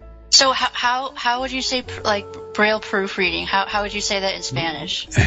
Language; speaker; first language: English; native; English